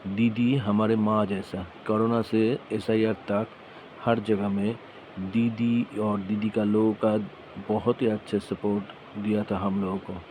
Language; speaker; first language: Hindi; non-native, local second language; Bangla